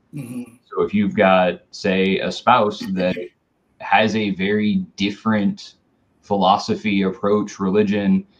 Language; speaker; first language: English; native; English